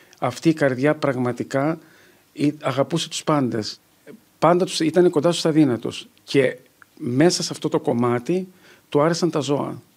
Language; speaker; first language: Greek; native; Greek